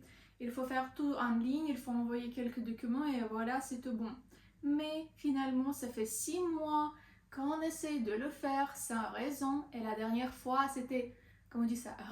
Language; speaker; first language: French; non-native, learner; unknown